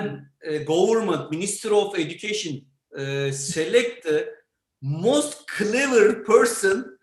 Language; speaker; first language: English; non-native, learner; Turkish